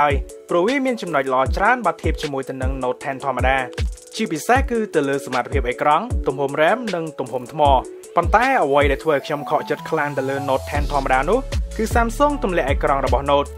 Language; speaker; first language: Khmer; native; Khmer